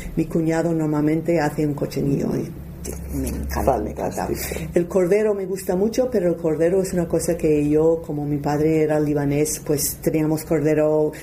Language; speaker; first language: Spanish; non-native, fluent; English